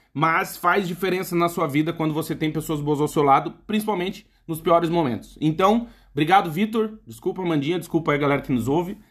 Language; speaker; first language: Portuguese; native; Portuguese